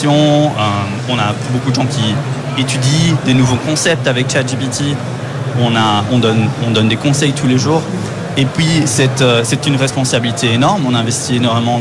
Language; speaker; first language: French; native; French